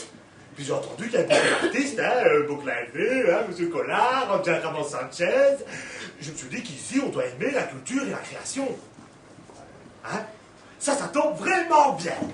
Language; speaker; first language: French; native; French